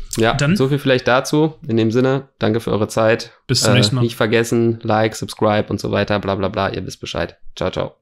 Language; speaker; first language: German; native; German